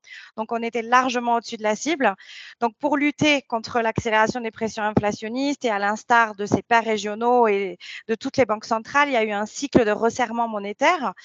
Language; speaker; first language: French; native; French